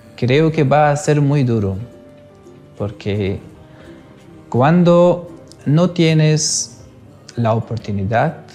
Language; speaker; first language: Spanish; non-native, learner; Persian